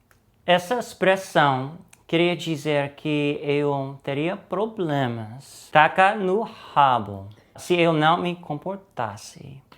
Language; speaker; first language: Portuguese; non-native, fluent; English